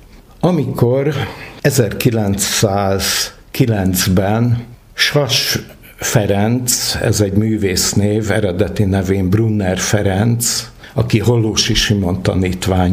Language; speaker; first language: Hungarian; native; Hungarian